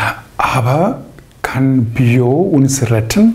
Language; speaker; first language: German; non-native, fluent; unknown